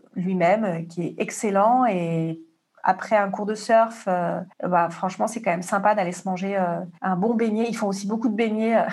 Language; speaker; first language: French; native; French